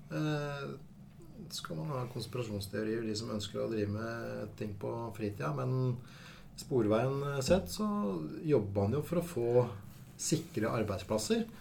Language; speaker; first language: Norwegian; native; Norwegian